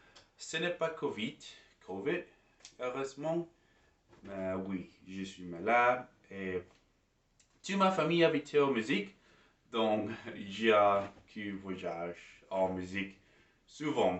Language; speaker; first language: French; non-native, learner; English